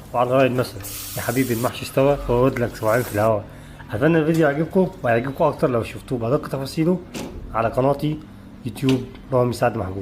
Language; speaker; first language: Arabic; native; Arabic